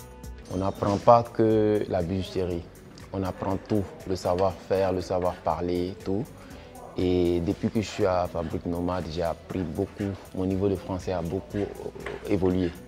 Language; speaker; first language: French; non-native, fluent; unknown